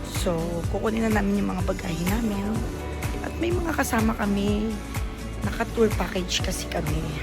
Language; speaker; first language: Filipino; native; Filipino